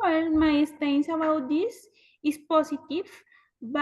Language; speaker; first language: English; non-native, learner; Spanish